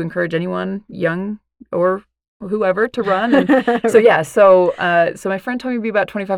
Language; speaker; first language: English; native; English